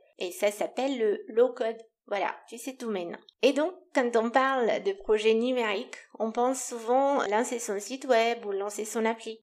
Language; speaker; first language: French; non-native, fluent; Romanian